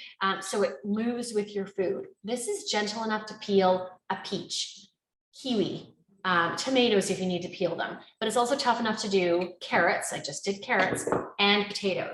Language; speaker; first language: English; native; English